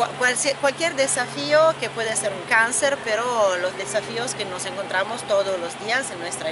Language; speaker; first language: Spanish; non-native, fluent; Italian